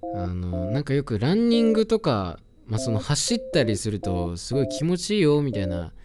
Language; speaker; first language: Japanese; native; Japanese